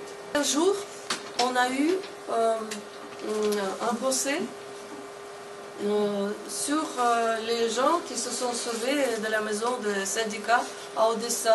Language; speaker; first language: French; non-native, fluent; Russian